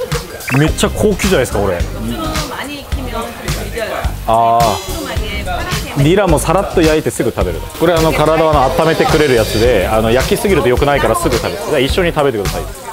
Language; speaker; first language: Japanese; non-native, fluent; Korean